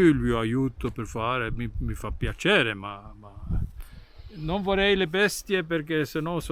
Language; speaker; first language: Italian; non-native, fluent; German